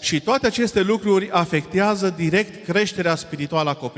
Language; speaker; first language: Romanian; non-native, fluent; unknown